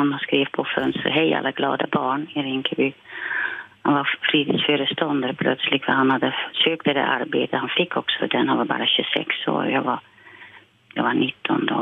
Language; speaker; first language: Swedish; non-native, fluent; Dutch